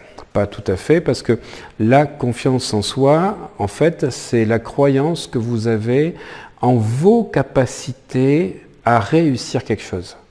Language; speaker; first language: French; native; French